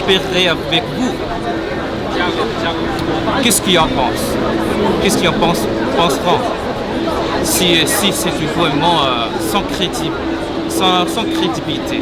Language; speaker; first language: French; non-native, fluent; Chinese